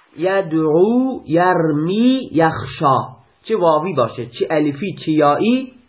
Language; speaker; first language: Persian; native; Persian